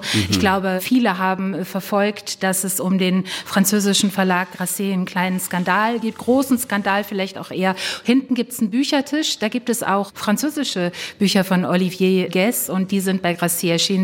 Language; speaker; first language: German; native; German